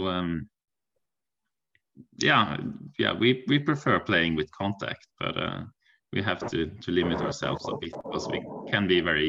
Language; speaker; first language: English; non-native, fluent; Norwegian